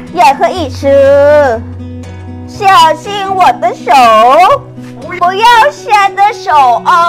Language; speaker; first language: Chinese; non-native, learner; Thai